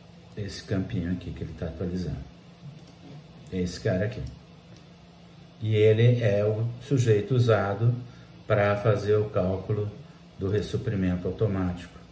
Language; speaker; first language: Portuguese; native; Portuguese